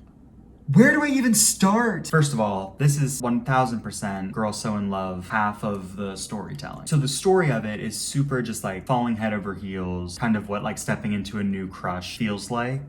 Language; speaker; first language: English; native; English